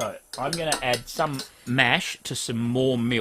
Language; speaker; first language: English; native; English